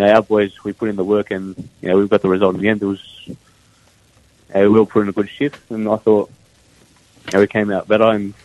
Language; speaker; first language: English; early bilingual, other home language; Greek